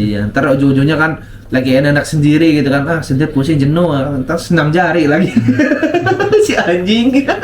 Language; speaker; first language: Indonesian; non-native, local second language; Sundanese